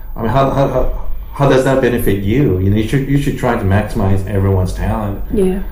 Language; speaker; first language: English; early bilingual, other home language; Japanese